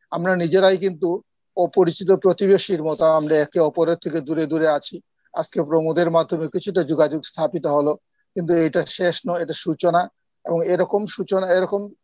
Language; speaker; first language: Bangla; non-native, local second language; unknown